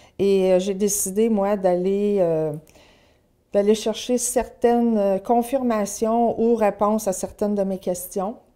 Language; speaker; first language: French; native; French